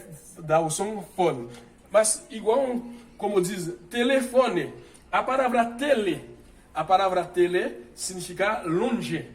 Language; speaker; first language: Portuguese; non-native, fluent; Haitian Creole